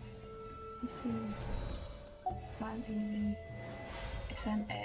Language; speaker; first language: English; non-native, learner; Vietnamese